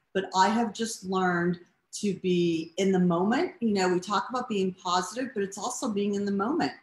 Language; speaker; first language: English; native; English